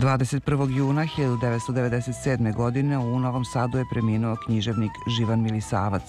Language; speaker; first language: Serbian; native; Serbian